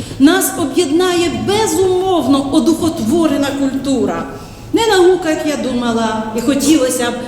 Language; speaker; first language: Ukrainian; native; Ukrainian